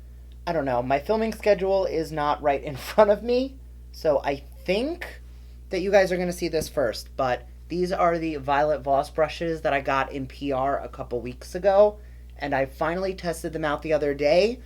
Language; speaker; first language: English; native; English